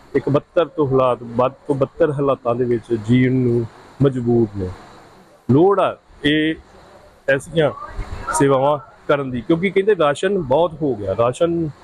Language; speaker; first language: Punjabi; native; Punjabi